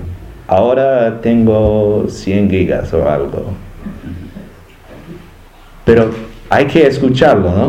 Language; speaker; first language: Spanish; non-native, learner; English